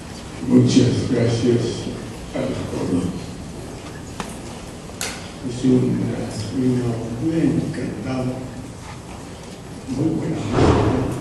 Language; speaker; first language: Spanish; non-native, fluent; English